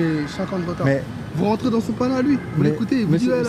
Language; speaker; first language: French; native; French